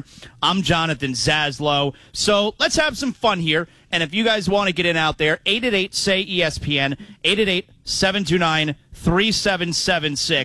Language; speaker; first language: English; native; English